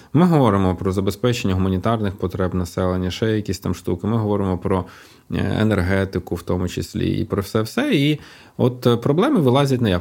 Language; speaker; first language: Ukrainian; native; Ukrainian